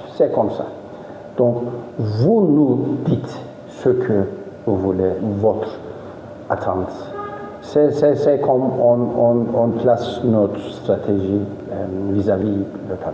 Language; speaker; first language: French; non-native, fluent; Turkish